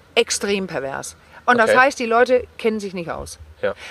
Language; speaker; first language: German; non-native, fluent; Danish